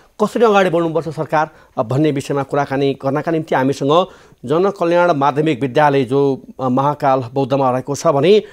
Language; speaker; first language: Nepali; native; Nepali